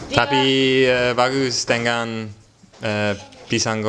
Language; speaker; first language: Indonesian; non-native, learner; English